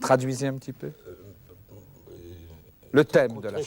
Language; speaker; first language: French; native; French